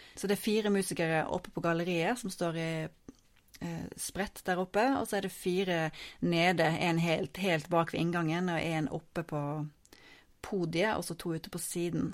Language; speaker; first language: Norwegian; native; Norwegian